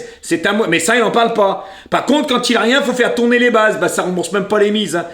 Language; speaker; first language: French; native; French